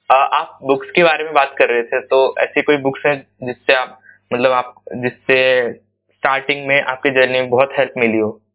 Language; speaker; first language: Hindi; native; Hindi